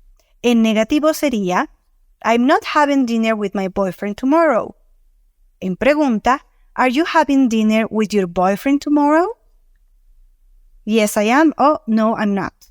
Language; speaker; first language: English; non-native, fluent; Spanish